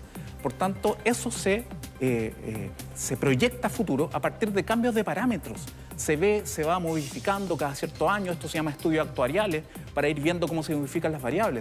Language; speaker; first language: Spanish; native; Spanish